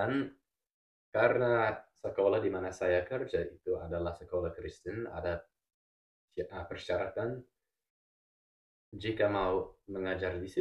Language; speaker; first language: Indonesian; non-native, fluent; English